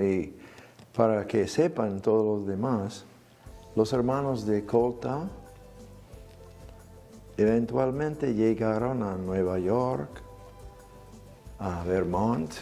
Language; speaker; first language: Spanish; non-native, fluent; English